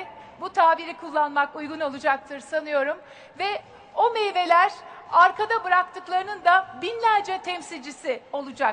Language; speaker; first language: Turkish; native; Turkish